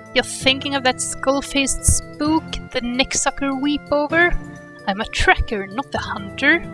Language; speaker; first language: English; non-native, fluent; Swedish